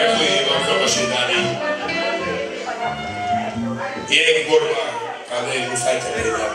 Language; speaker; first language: Slovak; non-native, local second language; Romany